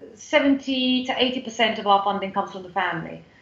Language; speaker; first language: English; native; English